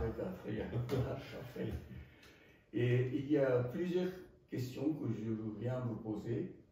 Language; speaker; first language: French; non-native, fluent; Japanese